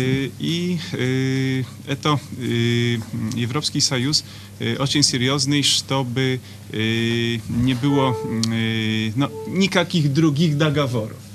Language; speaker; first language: Russian; non-native, fluent; Polish